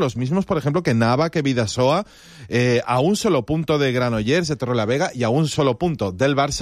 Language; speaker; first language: Spanish; native; Spanish